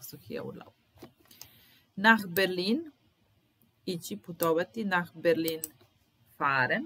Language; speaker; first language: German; non-native, fluent; Serbian